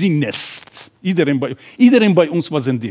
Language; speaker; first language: Dutch; non-native, fluent; Persian